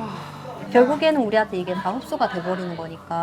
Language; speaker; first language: Korean; native; Korean